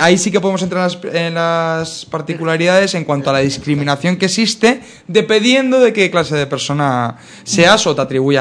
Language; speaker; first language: Spanish; native; Spanish